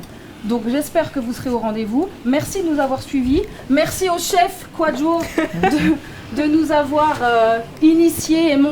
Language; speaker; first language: French; native; French